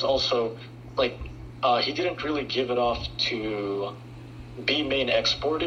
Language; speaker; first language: English; early bilingual, other home language; Filipino